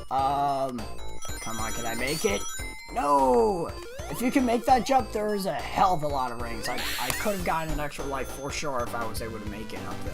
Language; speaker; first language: English; native; English